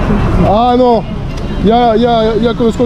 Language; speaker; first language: Spanish; non-native, learner; French